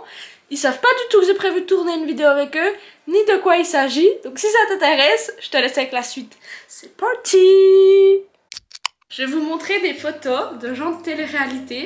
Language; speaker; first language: French; native; French